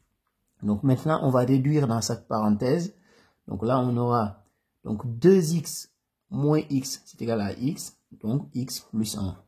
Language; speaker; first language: French; native; French